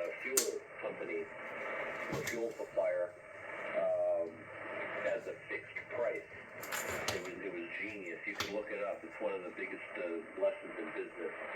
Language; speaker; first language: English; native; English